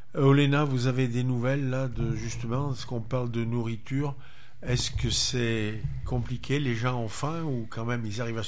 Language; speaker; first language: French; native; French